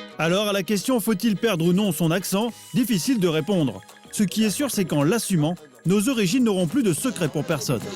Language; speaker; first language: French; native; French